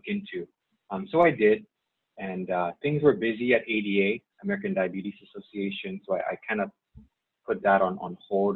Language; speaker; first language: English; non-native, fluent; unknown